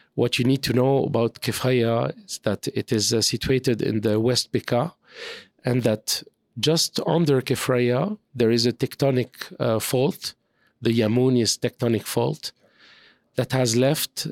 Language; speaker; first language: English; non-native, fluent; French